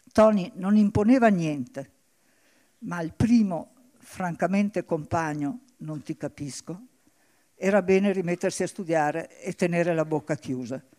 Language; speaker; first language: Italian; native; Italian